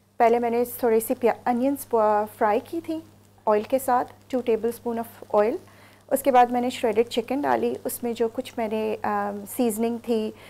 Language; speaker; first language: Urdu; native; Urdu